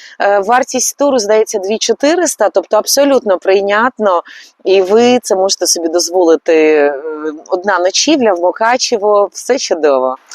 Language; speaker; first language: Ukrainian; native; Ukrainian